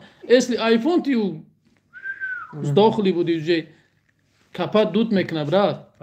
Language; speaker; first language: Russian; non-native, learner; Tajik